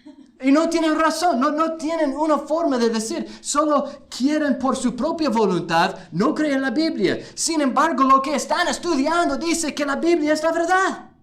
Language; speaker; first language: Spanish; non-native, fluent; English